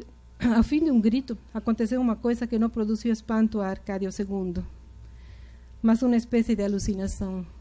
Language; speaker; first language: Portuguese; non-native, fluent; Spanish